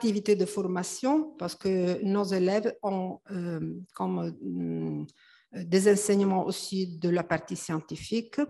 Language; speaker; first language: French; non-native, fluent; Italian